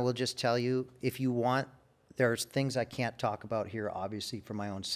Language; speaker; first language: English; native; English